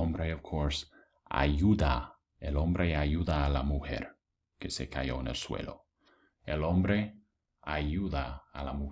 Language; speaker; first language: Spanish; non-native, fluent; English